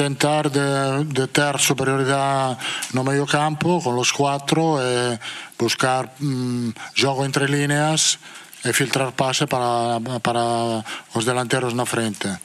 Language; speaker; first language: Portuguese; non-native, learner; Italian